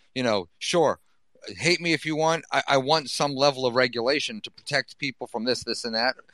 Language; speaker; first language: English; native; English